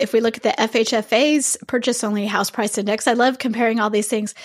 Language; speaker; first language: English; native; English